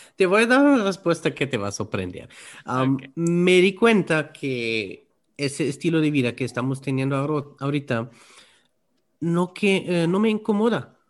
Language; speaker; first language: Spanish; non-native, fluent; German